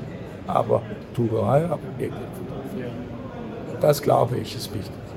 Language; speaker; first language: German; non-native, learner; Danish